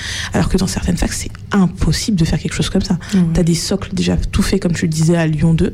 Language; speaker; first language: French; native; French